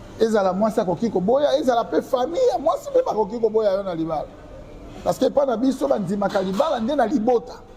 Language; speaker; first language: Lingala; non-native, local second language; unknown